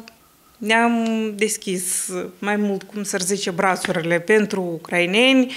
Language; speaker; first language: Romanian; early bilingual, heritage; Romanian